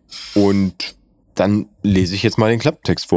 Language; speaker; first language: German; native; German